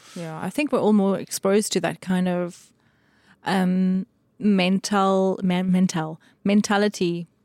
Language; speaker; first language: English; native; English